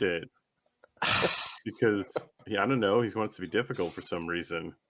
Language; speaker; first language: English; native; English